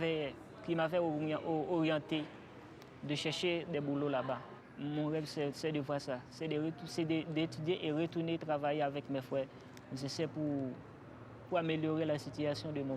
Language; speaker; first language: French; non-native, local second language; Haitian Creole